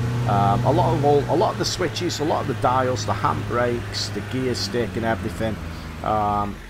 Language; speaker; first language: English; native; English